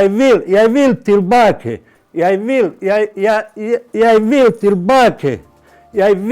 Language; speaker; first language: Norwegian; non-native, fluent; Bosnian